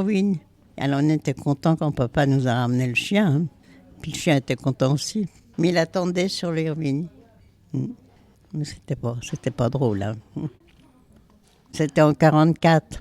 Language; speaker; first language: French; native; French